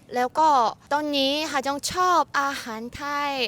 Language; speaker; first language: Thai; non-native, learner; Korean